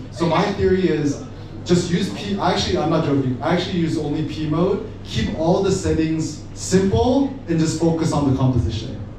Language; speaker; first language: English; native; English